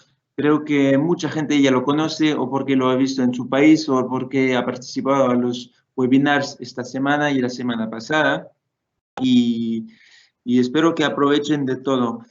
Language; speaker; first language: Spanish; non-native, fluent; Portuguese